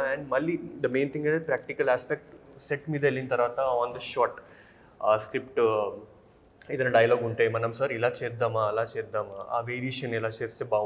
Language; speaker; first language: Telugu; non-native, fluent; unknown